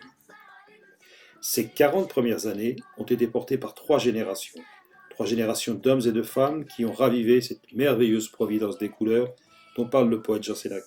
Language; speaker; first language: French; native; French